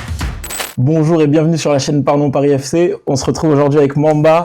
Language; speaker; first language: French; native; French